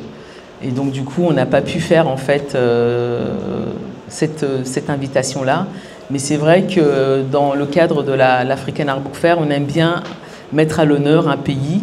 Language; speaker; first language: French; native; French